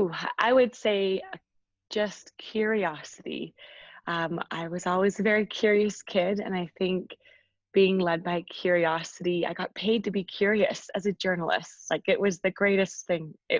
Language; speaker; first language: English; native; English